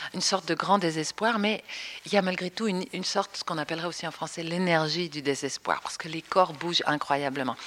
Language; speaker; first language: French; native; French